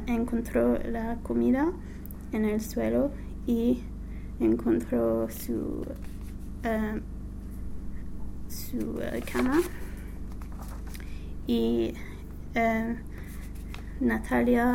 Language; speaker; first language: Spanish; non-native, learner; English